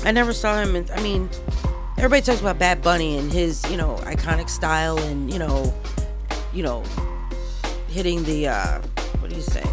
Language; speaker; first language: English; native; English